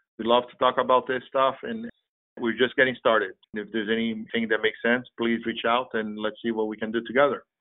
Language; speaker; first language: English; non-native, fluent; Portuguese